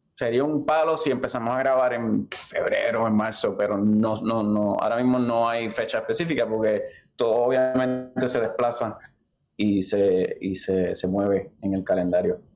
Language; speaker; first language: Spanish; native; Spanish